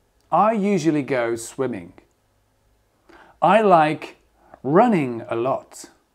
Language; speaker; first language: English; non-native, fluent; French